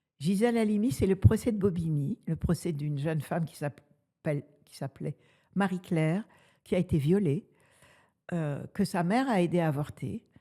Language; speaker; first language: French; native; French